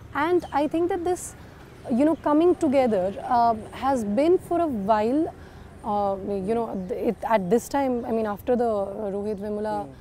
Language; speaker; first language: English; non-native, local second language; Kashmiri